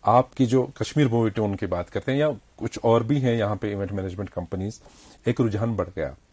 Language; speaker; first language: Hindi; non-native, local second language; Kashmiri